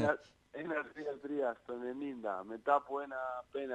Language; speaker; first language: Greek; non-native, learner; Spanish